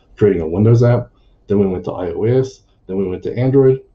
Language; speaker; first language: English; native; English